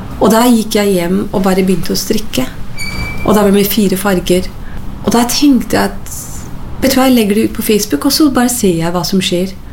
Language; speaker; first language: Norwegian; non-native, fluent; English